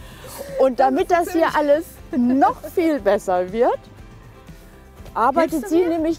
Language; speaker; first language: German; native; German